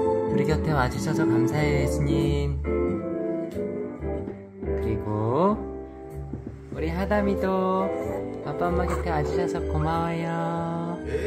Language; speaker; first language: Korean; native; Korean